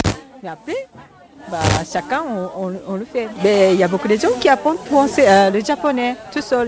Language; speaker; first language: French; non-native, learner; Japanese